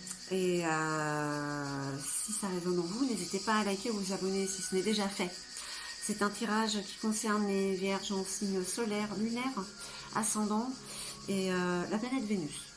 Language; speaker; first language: French; native; French